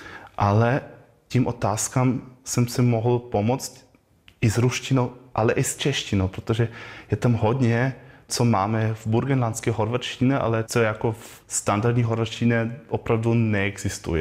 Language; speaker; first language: Czech; non-native, learner; German